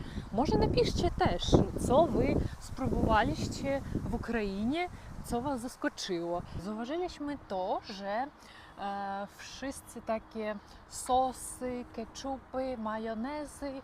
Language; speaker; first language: Polish; non-native, learner; Ukrainian